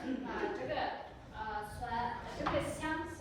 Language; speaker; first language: Chinese; non-native, learner; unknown